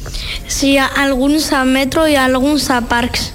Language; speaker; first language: Catalan; non-native, learner; Georgian